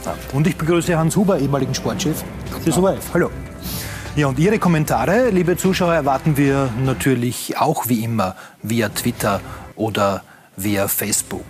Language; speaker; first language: German; native; German